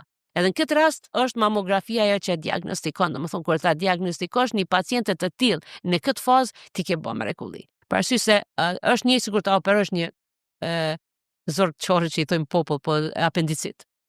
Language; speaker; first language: Albanian; native; Albanian